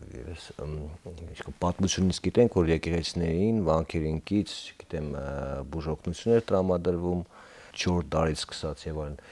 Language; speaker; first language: Armenian; native; Armenian